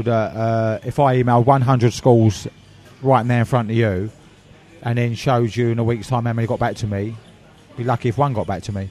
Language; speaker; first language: English; native; English